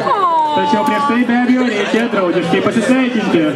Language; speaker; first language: Lithuanian; native; Lithuanian